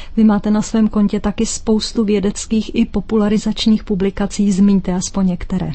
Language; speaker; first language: Czech; native; Czech